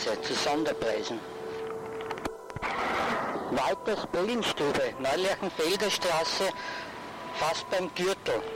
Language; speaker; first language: German; native; German